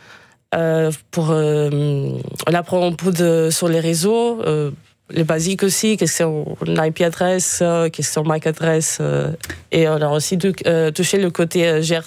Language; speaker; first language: French; non-native, fluent; Portuguese